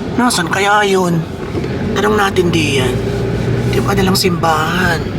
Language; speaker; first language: Filipino; native; Filipino